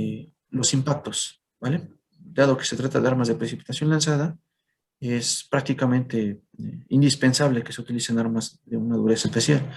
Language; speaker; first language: Spanish; native; Spanish